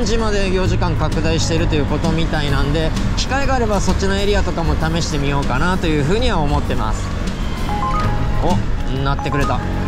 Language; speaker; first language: Japanese; native; Japanese